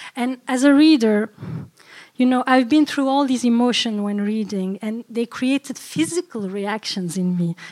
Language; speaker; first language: English; early bilingual, other home language; Turkish